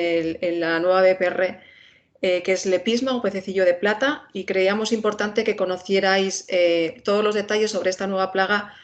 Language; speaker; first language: Spanish; native; Spanish